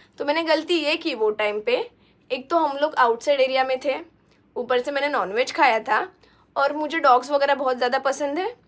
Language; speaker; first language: Hindi; non-native, local second language; Marathi